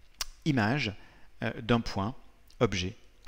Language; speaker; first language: French; native; French